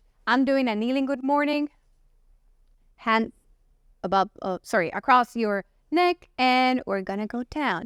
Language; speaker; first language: English; non-native, fluent; Italian